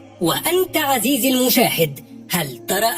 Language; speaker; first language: Arabic; native; Arabic